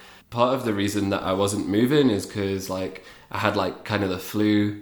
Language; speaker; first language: English; native; English